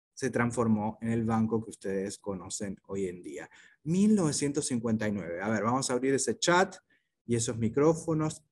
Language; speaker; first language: Spanish; native; Spanish